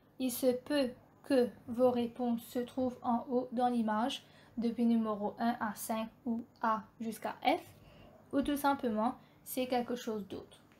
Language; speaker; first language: French; non-native, local second language; Morisyen